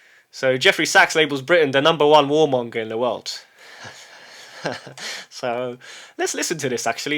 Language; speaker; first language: English; early bilingual, heritage; English